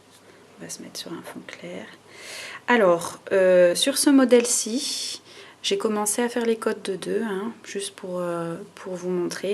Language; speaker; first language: French; native; French